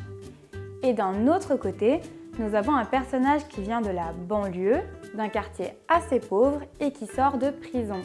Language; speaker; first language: French; native; French